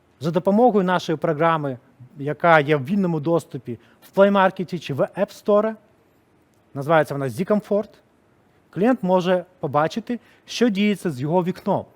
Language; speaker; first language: Ukrainian; non-native, local second language; Russian